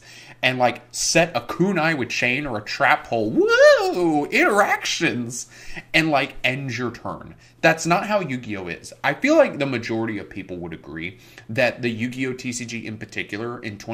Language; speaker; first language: English; native; English